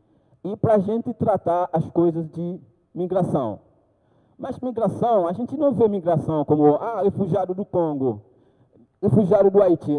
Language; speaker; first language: Portuguese; non-native, learner; Haitian Creole